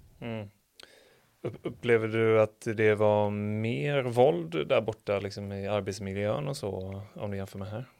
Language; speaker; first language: Swedish; native; Swedish